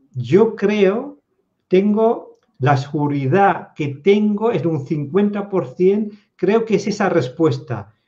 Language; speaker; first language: Spanish; non-native, fluent; Dutch